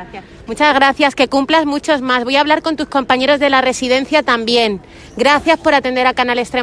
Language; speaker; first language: Spanish; native; Spanish